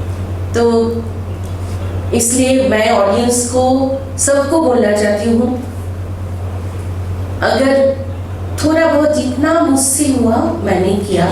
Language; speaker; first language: Hindi; non-native, local second language; Bangla